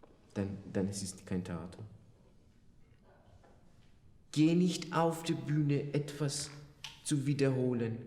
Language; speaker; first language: German; non-native, fluent; Persian